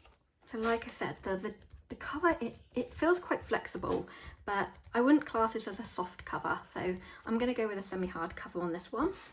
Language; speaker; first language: English; native; English